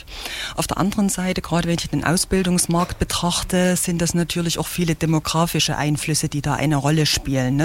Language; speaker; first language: German; native; German